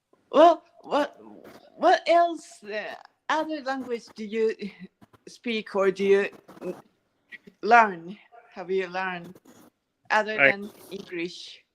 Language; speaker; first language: English; non-native, learner; Japanese